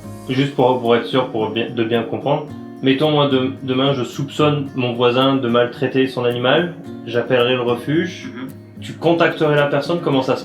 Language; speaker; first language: French; native; French